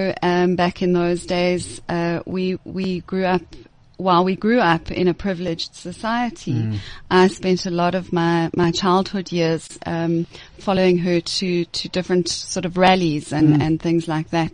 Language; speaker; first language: English; native; English